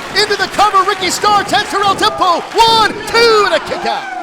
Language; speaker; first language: English; native; English